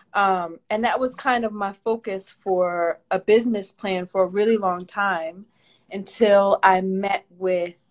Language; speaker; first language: English; native; English